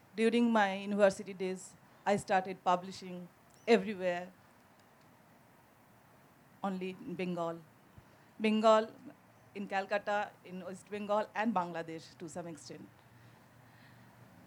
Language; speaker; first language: English; non-native, local second language; Bangla